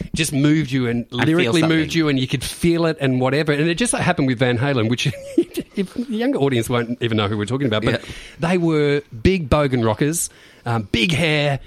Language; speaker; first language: English; native; English